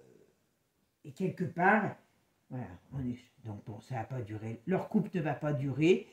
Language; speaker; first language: French; native; French